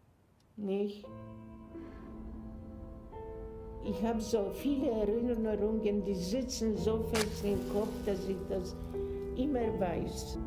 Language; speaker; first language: German; non-native, fluent; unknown